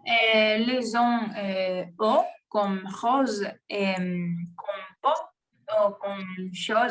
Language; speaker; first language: French; non-native, learner; Spanish